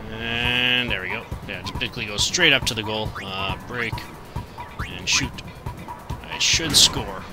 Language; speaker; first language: English; native; English